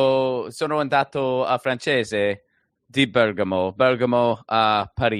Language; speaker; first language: Italian; non-native, learner; English